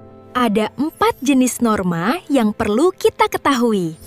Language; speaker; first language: Indonesian; native; Indonesian